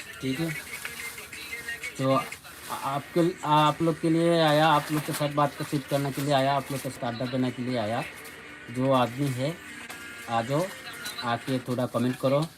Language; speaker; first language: Hindi; non-native, learner; Bangla